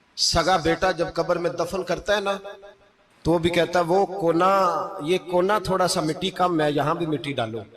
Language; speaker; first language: Urdu; non-native, local second language; Punjabi